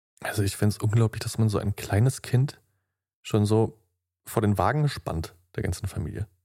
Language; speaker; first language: German; native; German